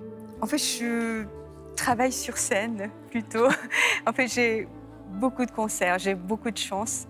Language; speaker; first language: French; non-native, fluent; Korean